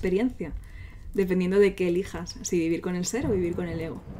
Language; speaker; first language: Spanish; native; Spanish